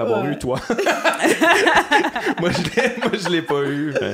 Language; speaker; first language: French; native; French